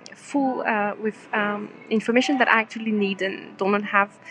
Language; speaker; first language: English; non-native, fluent; French